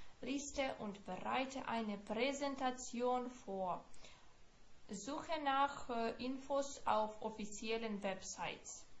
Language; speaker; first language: German; non-native, fluent; Ukrainian